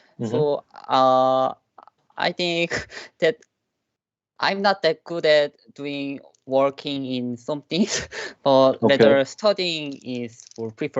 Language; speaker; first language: English; non-native, learner; Korean